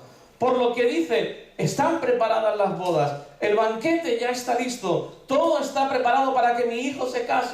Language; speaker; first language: Spanish; native; Spanish